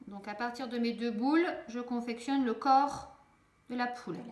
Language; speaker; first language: French; native; French